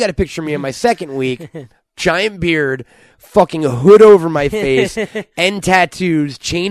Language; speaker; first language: English; native; English